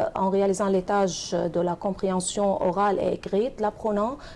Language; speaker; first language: French; non-native, fluent; Arabic